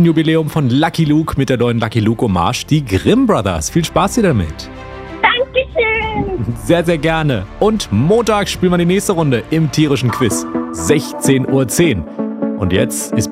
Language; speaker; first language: German; native; German